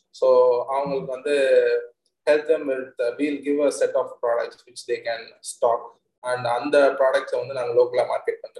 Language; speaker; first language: English; non-native, local second language; Tamil